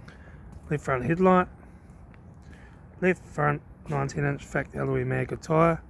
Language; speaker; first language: English; native; English